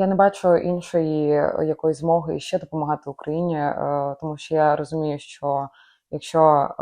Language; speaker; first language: Ukrainian; non-native, fluent; Lithuanian